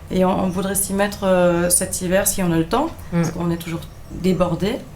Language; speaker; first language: French; non-native, fluent; German